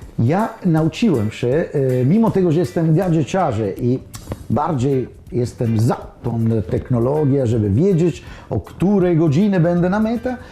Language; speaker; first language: Polish; non-native, learner; Italian